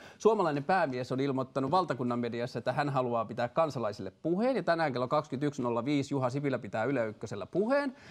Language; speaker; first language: Finnish; native; Finnish